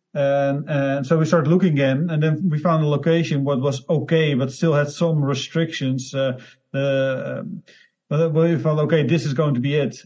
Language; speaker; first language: English; non-native, learner; Dutch